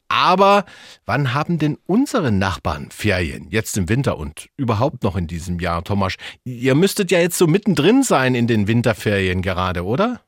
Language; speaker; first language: German; native; German